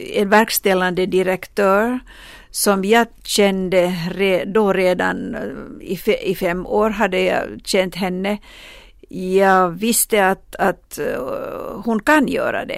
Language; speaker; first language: Swedish; non-native, local second language; Finnish